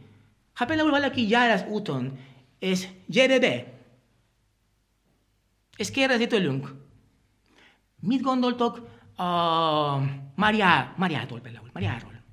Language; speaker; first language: Hungarian; non-native, learner; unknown